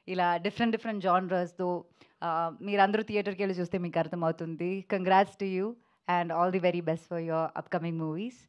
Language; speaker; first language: Telugu; non-native, local second language; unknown